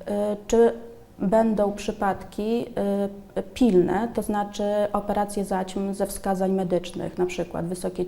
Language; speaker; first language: Polish; native; Polish